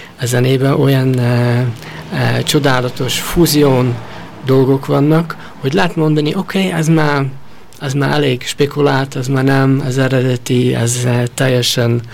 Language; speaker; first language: Hungarian; early bilingual, heritage; Hungarian